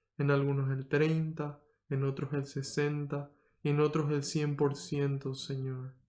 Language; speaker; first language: Spanish; native; Spanish